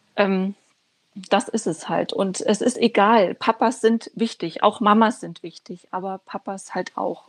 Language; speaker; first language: German; native; German